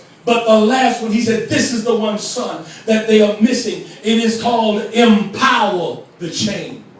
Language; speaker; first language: English; native; English